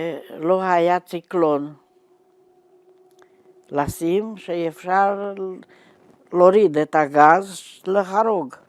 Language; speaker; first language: Hebrew; non-native, fluent; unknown